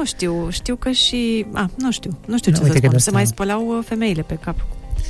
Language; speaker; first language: Romanian; native; Romanian